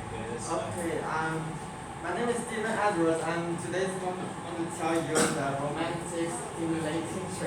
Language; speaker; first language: English; non-native, learner; Chinese